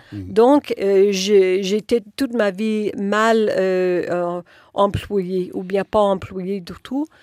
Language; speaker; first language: French; non-native, local second language; English